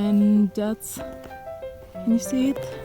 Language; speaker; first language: English; non-native, learner; Indonesian